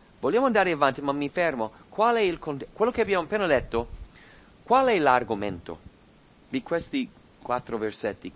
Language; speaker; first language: Italian; non-native, fluent; English